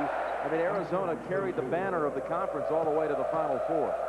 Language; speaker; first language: English; native; English